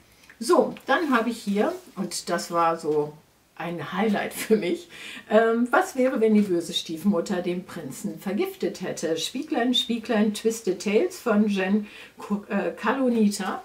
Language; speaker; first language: German; native; German